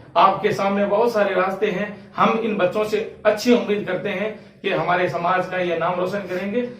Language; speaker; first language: Hindi; native; Hindi